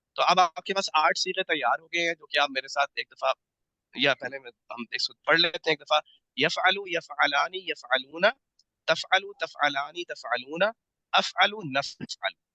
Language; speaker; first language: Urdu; native; Urdu